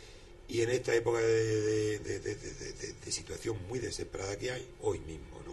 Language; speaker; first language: Spanish; native; Spanish